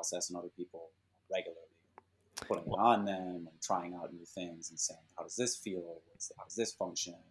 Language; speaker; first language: English; native; English